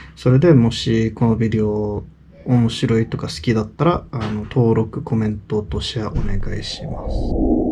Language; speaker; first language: Japanese; non-native, learner; English